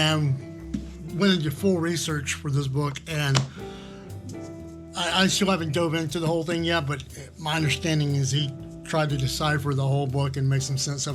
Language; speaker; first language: English; native; English